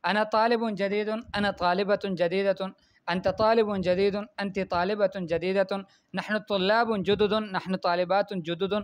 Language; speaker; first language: Arabic; non-native, fluent; Urdu